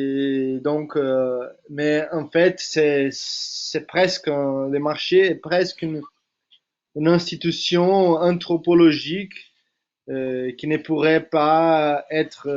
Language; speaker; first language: French; non-native, fluent; Portuguese